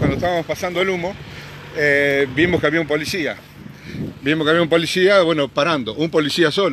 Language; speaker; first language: Spanish; native; Spanish